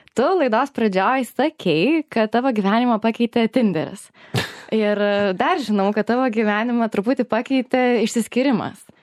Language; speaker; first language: Lithuanian; native; Lithuanian